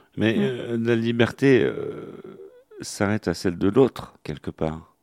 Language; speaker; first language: French; native; French